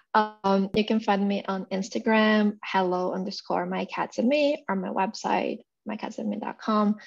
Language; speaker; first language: English; non-native, fluent; Portuguese